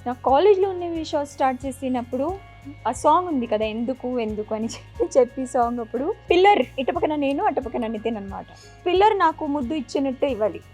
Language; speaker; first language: Telugu; non-native, fluent; Marathi